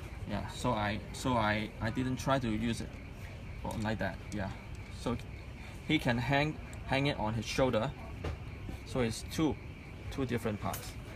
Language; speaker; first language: English; non-native, local second language; Cantonese